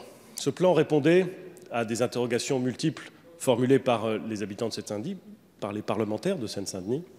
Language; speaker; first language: French; native; French